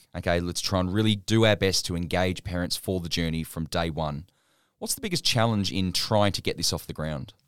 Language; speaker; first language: English; native; English